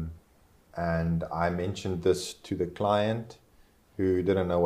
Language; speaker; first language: English; non-native, local second language; Afrikaans